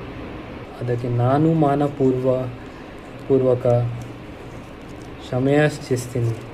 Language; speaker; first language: Kannada; non-native, local second language; Hindi